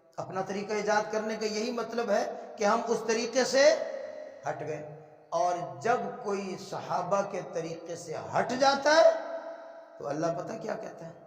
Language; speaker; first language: Urdu; non-native, local second language; Punjabi